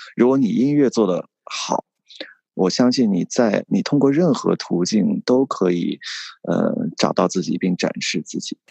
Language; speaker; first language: Chinese; native; Chinese